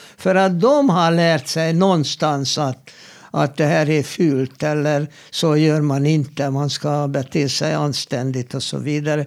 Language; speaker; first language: Swedish; non-native, fluent; Hungarian